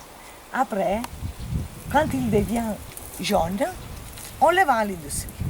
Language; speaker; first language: French; non-native, fluent; Italian